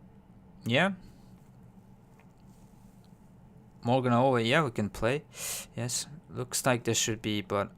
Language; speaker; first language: English; non-native, fluent; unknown